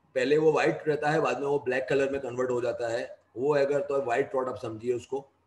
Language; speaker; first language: Hindi; non-native, local second language; Gujarati